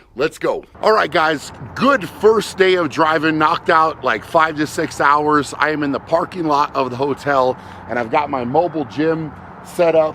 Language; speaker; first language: English; native; English